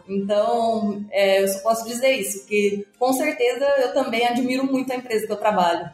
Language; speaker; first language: Portuguese; native; Portuguese